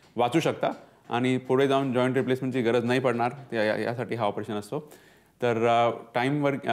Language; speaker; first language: Marathi; non-native, local second language; Punjabi